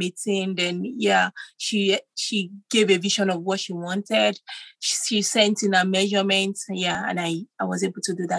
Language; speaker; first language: English; non-native, local second language; Yoruba